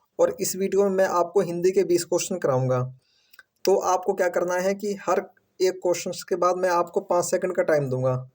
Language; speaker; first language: Hindi; native; Hindi